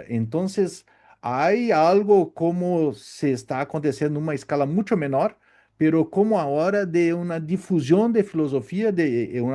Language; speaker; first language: Spanish; non-native, learner; Portuguese